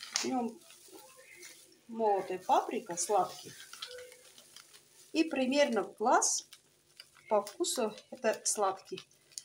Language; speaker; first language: Russian; non-native, learner; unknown